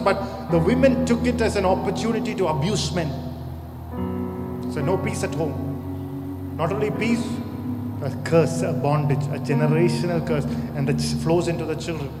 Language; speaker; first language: English; non-native, local second language; Malayalam